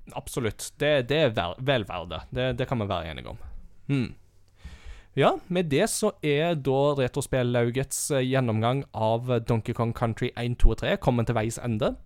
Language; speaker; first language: Norwegian; early bilingual, heritage; Norwegian